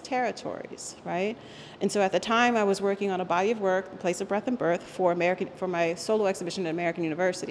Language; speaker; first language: English; early bilingual, other home language; Spanish